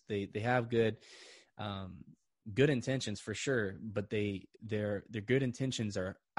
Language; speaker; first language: English; native; English